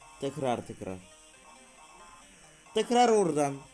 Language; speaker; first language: Turkish; non-native, learner; Russian